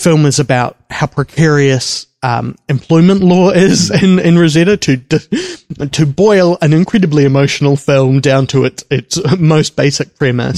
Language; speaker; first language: English; native; English